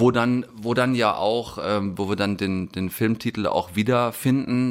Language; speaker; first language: German; native; German